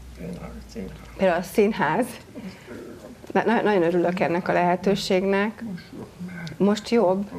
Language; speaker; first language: Hungarian; non-native, local second language; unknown